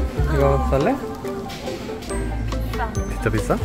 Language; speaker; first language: Korean; non-native, learner; Spanish